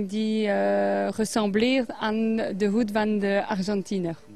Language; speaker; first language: Dutch; non-native, learner; French